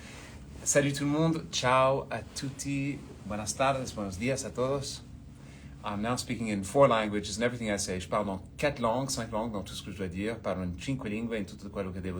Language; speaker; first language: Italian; non-native, fluent; English